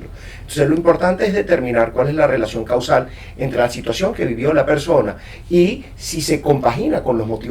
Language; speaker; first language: Spanish; native; Spanish